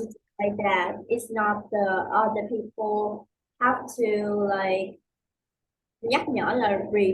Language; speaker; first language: English; non-native, learner; Vietnamese